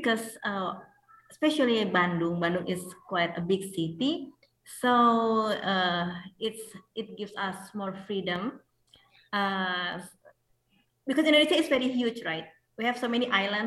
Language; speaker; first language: English; non-native, fluent; Indonesian